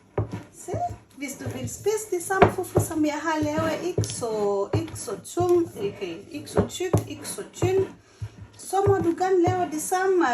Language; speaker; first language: Danish; non-native, fluent; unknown